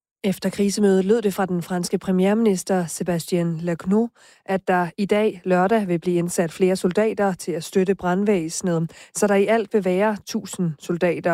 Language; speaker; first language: Danish; native; Danish